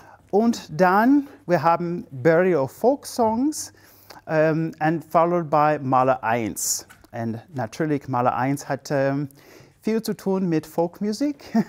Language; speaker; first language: German; non-native, learner; English